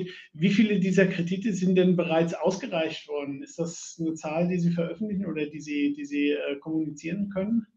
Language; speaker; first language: German; native; German